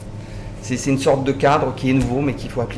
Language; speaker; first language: French; native; French